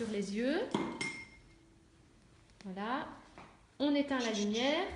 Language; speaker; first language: French; native; French